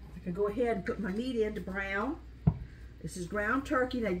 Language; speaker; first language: English; native; English